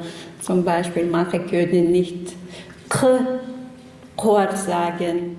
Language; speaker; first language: German; non-native, learner; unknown